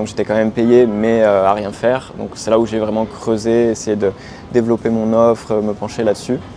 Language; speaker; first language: French; native; French